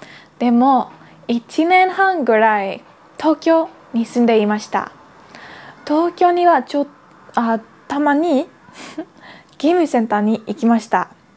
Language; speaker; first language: Japanese; non-native, learner; Dutch